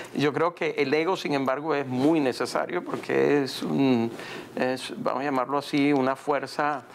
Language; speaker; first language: Spanish; native; Spanish